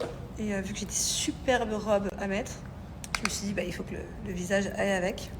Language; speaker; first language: French; native; French